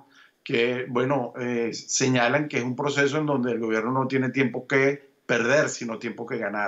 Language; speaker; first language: Spanish; native; Spanish